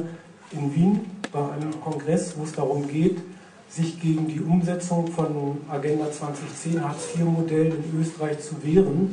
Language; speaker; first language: German; native; German